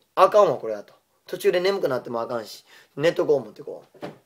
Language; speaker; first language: Japanese; native; Japanese